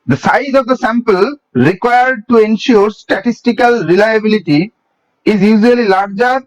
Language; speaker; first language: English; non-native, local second language; Bangla